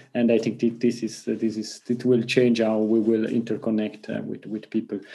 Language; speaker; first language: English; non-native, fluent; Italian